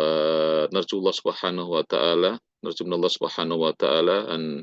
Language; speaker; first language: Arabic; non-native, fluent; Indonesian